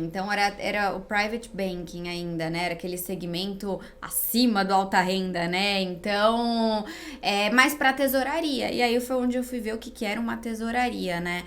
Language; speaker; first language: Portuguese; native; Portuguese